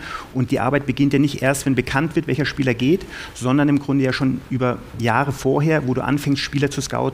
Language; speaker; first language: German; native; German